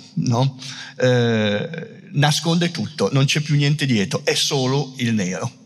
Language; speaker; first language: Italian; native; Italian